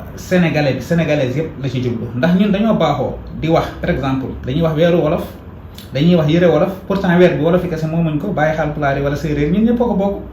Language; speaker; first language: Wolof; non-native, local second language; Fula